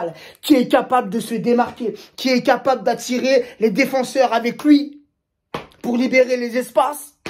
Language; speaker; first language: French; native; French